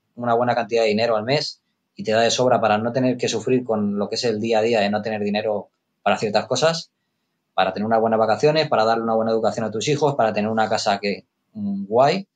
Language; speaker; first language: Spanish; native; Spanish